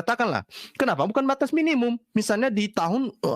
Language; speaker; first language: Indonesian; native; Indonesian